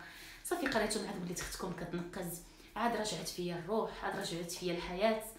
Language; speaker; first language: Arabic; native; Arabic